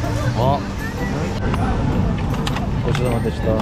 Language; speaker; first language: Japanese; non-native, learner; Korean